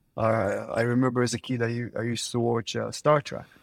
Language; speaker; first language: English; non-native, fluent; Hebrew